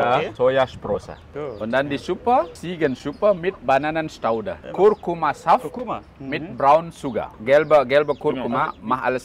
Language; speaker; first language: German; non-native, fluent; Balinese